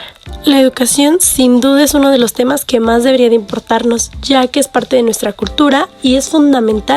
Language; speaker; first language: Spanish; native; Spanish